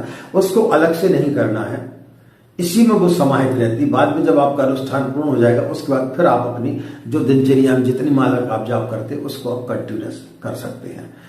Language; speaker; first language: Hindi; native; Hindi